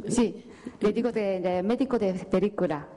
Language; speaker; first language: Spanish; non-native, fluent; Japanese